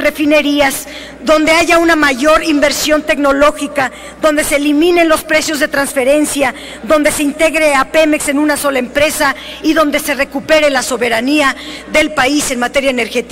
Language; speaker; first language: Spanish; native; Spanish